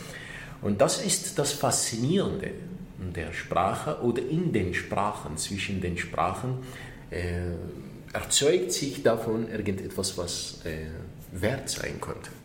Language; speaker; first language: German; non-native, fluent; Arabic